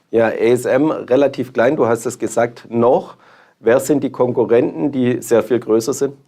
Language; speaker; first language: German; native; German